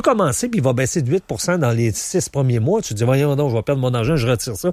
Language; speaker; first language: French; native; French